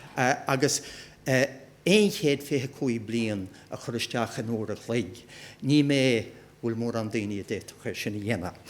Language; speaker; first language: Irish; native; Irish